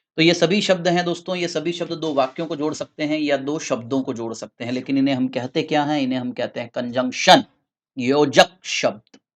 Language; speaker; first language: Hindi; native; Hindi